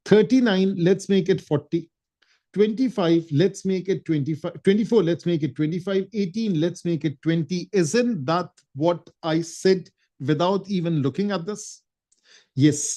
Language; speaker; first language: English; non-native, local second language; Urdu